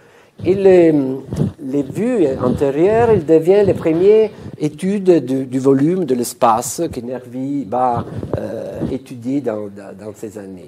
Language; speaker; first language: French; non-native, fluent; Italian